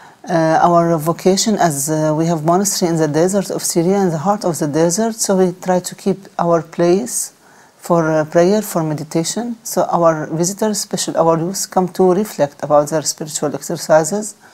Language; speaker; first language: English; non-native, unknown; Arabic